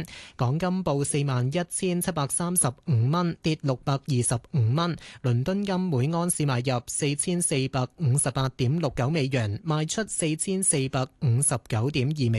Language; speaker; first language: Cantonese; native; Cantonese